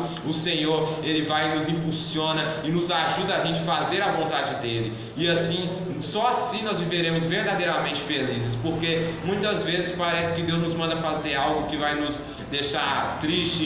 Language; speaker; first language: Portuguese; native; Portuguese